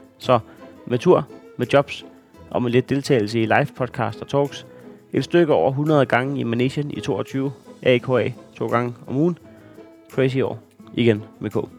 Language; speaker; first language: Danish; native; Danish